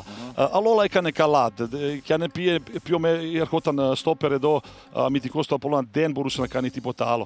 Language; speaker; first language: Greek; non-native, fluent; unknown